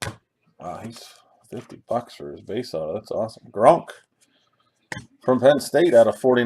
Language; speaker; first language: English; native; English